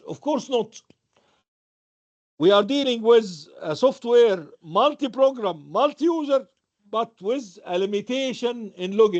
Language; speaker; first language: English; non-native, fluent; Arabic